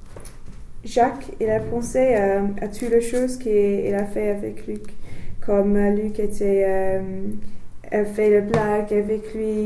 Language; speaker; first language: French; non-native, learner; English